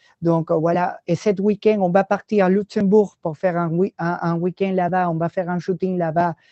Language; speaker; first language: French; non-native, learner; Spanish